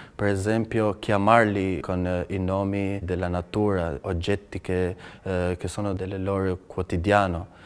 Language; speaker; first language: Italian; non-native, fluent; Albanian